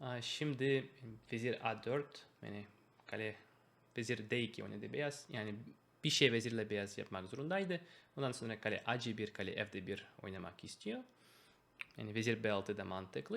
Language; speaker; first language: Turkish; non-native, fluent; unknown